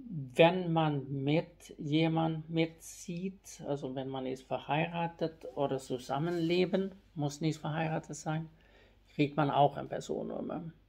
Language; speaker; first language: German; non-native, fluent; Swedish